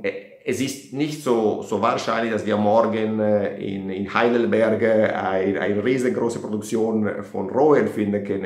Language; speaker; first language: German; non-native, fluent; Italian